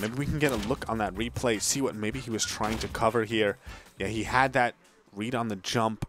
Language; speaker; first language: English; native; English